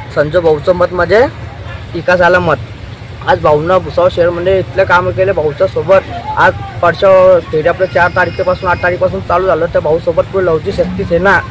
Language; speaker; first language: Marathi; native; Marathi